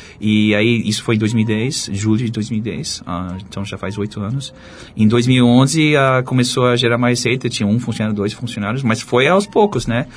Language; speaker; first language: Portuguese; non-native, fluent; English